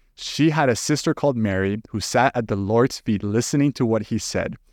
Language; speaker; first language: English; non-native, fluent; Spanish